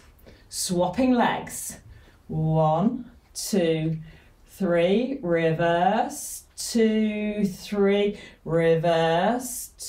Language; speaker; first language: English; native; English